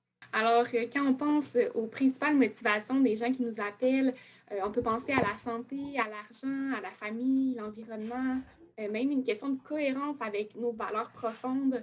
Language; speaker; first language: French; native; French